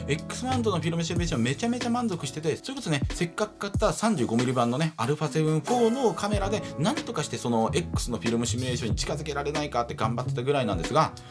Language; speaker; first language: Japanese; native; Japanese